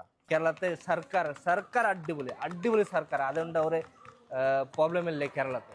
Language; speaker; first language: Malayalam; non-native, local second language; Hindi